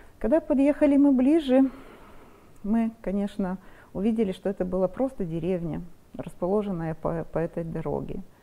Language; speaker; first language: Russian; non-native, local second language; Romanian